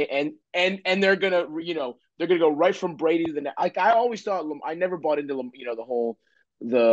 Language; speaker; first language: English; native; English